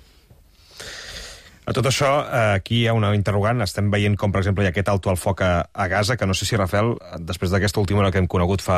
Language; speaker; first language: Catalan; native; Catalan